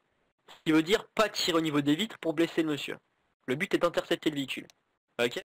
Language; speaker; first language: French; native; French